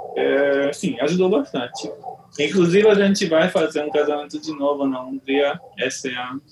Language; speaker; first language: Portuguese; non-native, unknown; Hungarian